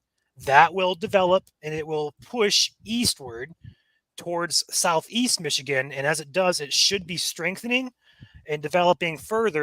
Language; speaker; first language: English; native; English